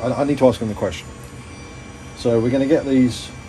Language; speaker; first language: English; native; English